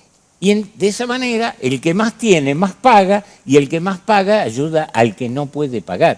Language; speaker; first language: Spanish; native; Spanish